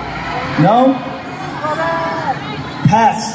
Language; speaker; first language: English; non-native, learner; Korean